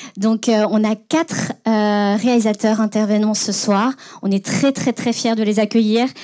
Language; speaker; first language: French; native; French